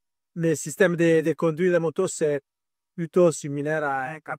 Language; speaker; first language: French; non-native, learner; Italian